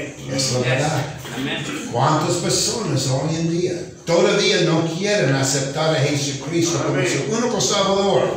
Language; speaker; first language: Spanish; non-native, fluent; English